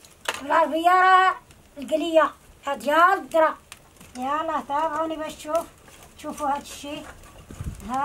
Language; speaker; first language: Arabic; non-native, local second language; Central Atlas Tamazight